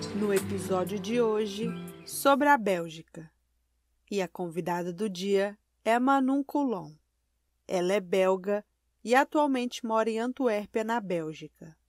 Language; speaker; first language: Portuguese; native; Portuguese